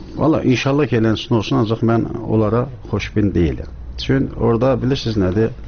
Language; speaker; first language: Azerbaijani; native; Azerbaijani